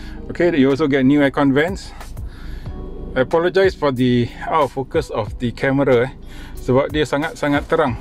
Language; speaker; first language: English; non-native, local second language; Malay